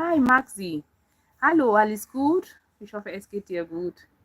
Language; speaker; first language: German; non-native, learner; Yoruba